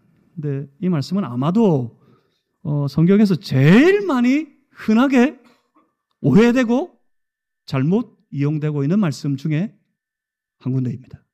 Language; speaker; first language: Korean; native; Korean